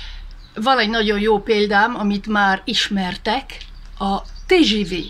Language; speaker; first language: Hungarian; early bilingual, heritage; Hungarian